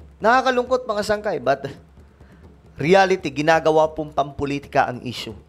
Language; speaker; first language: Filipino; non-native, local second language; Cebuano